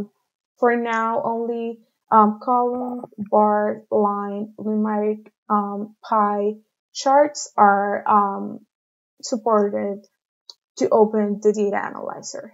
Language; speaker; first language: English; non-native, fluent; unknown